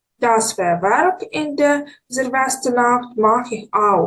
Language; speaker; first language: German; non-native, fluent; Ukrainian